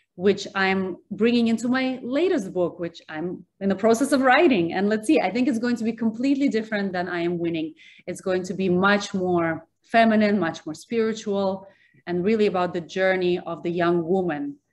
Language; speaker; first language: English; early bilingual, other home language; Russian